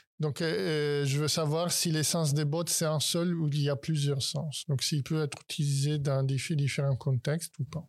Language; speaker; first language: French; non-native, fluent; Italian